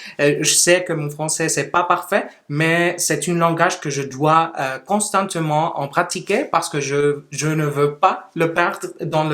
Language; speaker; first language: French; non-native, local second language; Spanish